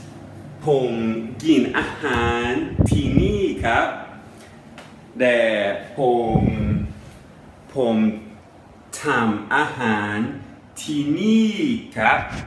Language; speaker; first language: Thai; non-native, learner; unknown